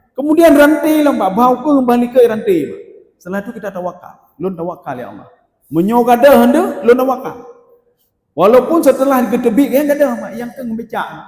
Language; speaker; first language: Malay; non-native, local second language; Achinese